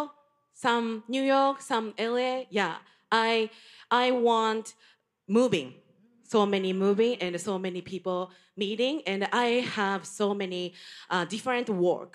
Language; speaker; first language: English; non-native, learner; Japanese